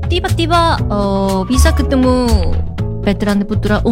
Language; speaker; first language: Indonesian; non-native, learner; Korean